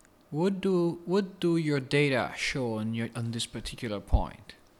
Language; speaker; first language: English; non-native, fluent; Italian